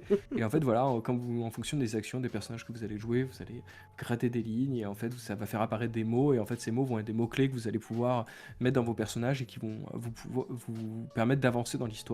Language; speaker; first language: French; native; French